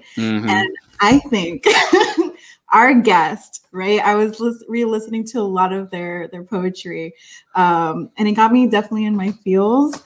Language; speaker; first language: English; early bilingual, other home language; Spanish